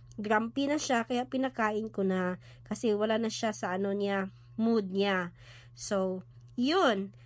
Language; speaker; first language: Filipino; non-native, local second language; Cebuano